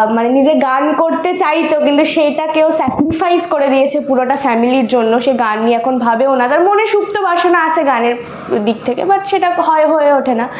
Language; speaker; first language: Bangla; native; Bangla